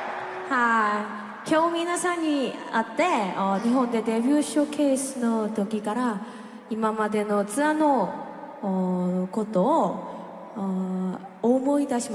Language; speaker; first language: Japanese; non-native, fluent; Korean